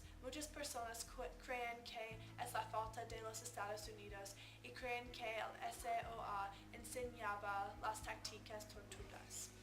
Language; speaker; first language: Spanish; non-native, learner; English